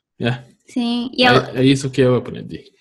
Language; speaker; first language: Portuguese; non-native, fluent; English